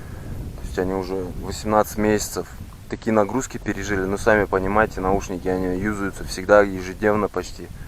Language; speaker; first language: Russian; native; Russian